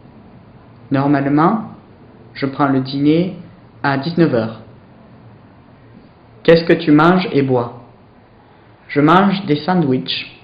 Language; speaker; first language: French; non-native, learner; English